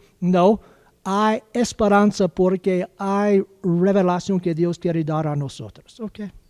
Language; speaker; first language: Spanish; non-native, learner; English